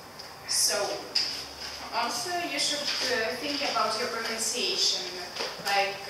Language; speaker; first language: English; non-native, learner; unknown